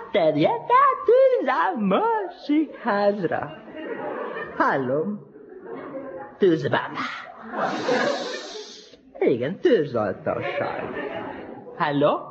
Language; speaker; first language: Hungarian; non-native, learner; Russian